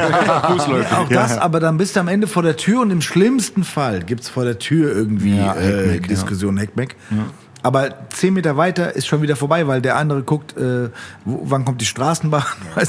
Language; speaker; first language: German; native; German